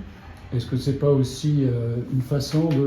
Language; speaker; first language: French; native; French